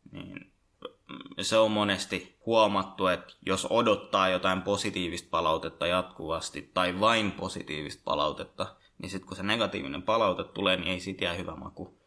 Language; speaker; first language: Finnish; early bilingual, other home language; Bangla